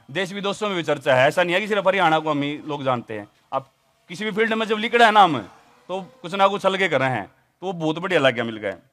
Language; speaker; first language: Hindi; native; Hindi